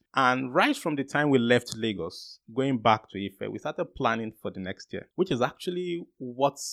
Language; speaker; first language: English; non-native, local second language; Yoruba